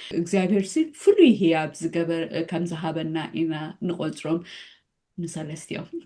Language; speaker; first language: Tigrinya; native; Tigrinya